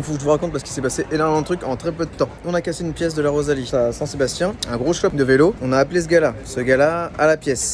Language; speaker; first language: French; native; French